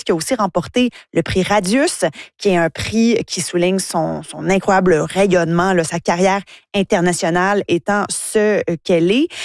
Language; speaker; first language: French; native; French